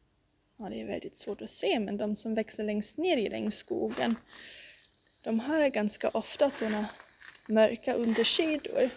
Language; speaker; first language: Swedish; non-native, fluent; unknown